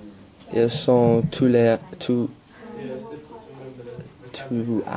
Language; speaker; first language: French; non-native, learner; English